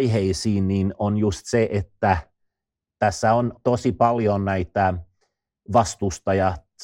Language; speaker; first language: Finnish; non-native, fluent; Swedish